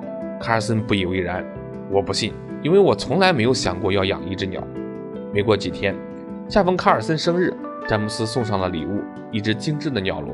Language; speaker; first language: Chinese; native; Chinese